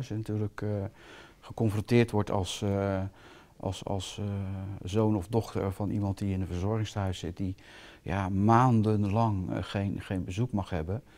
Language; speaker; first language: Dutch; native; Dutch